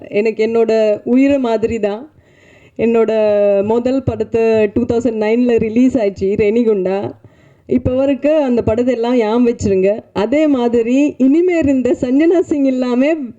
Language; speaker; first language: Tamil; non-native, fluent; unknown